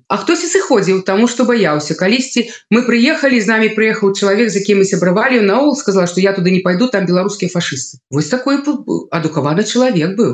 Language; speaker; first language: Belarusian; non-native, local second language; Russian